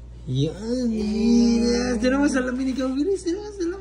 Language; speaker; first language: Filipino; native; Filipino